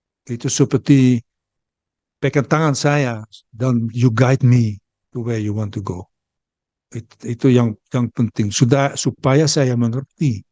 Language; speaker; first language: Indonesian; early bilingual, heritage; Dutch